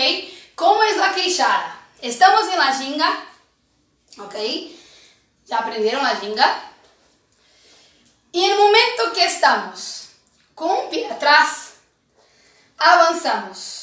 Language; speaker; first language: Spanish; non-native, fluent; Portuguese